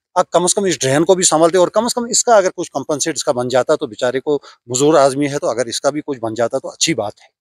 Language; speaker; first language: Hindi; non-native, local second language; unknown